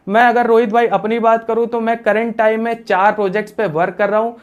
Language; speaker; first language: Hindi; native; Hindi